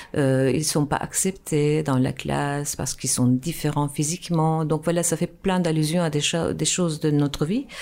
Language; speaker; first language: French; non-native, fluent; Turkish